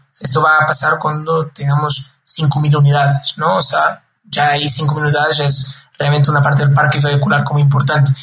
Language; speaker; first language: Spanish; non-native, fluent; Portuguese